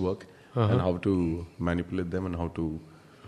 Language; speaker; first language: English; non-native, local second language; Kannada